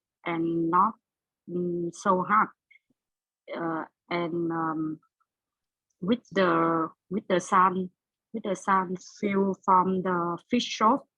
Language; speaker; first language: English; non-native, learner; Vietnamese